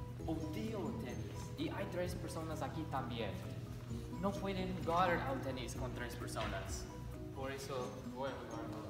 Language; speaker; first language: Spanish; non-native, learner; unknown